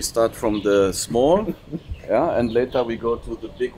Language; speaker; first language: English; non-native, fluent; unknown